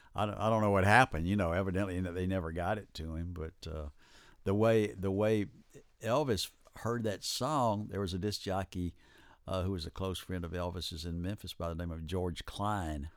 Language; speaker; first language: English; native; English